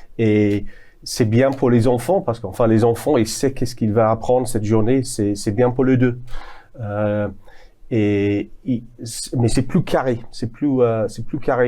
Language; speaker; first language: French; non-native, fluent; English